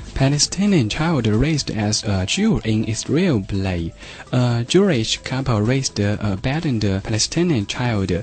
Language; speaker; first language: English; non-native, fluent; Chinese